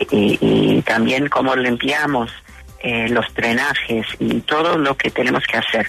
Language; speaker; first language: Spanish; non-native, fluent; English